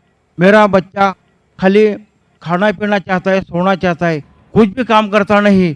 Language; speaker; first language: Hindi; non-native, local second language; Marathi